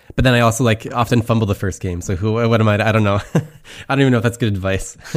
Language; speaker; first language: English; native; English